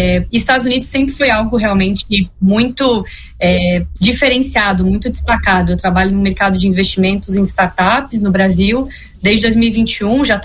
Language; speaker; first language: Portuguese; native; Portuguese